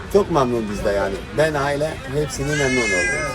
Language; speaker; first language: Turkish; non-native, learner; Arabic